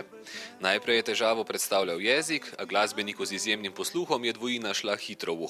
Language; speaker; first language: Slovenian; native; Slovenian